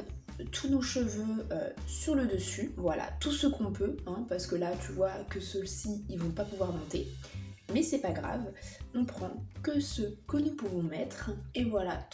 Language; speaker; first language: French; native; French